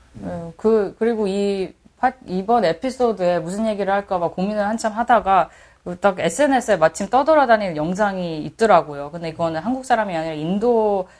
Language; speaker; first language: Korean; early bilingual, heritage; Korean